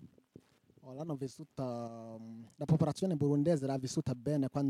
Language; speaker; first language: Italian; non-native, local second language; Rundi